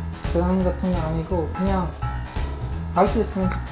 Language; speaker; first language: Korean; non-native, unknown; Tamil